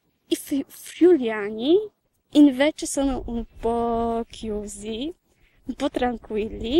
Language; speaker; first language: Italian; non-native, learner; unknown